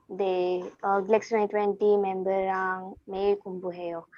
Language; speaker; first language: Korean; non-native, learner; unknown